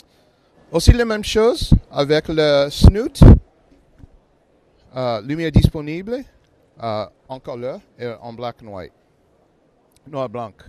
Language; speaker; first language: French; non-native, learner; English